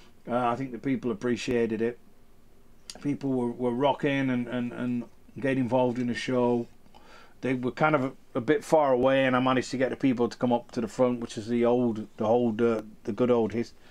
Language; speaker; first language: English; native; English